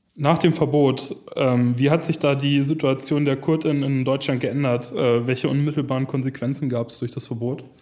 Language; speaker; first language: German; native; German